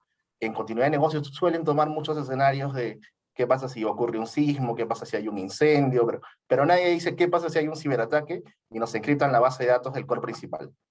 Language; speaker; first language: Spanish; native; Spanish